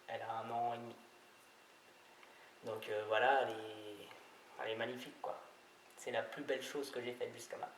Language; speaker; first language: French; native; French